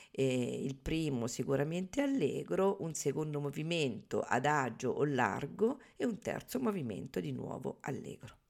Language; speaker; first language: Italian; native; Italian